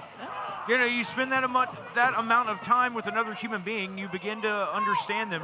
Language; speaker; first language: English; native; English